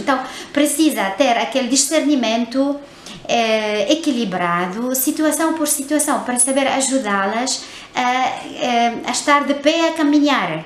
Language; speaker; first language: Portuguese; non-native, fluent; Arabic